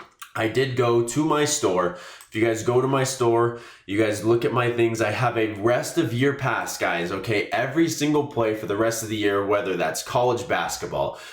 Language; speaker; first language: English; native; English